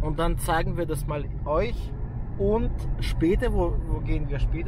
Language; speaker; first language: German; native; German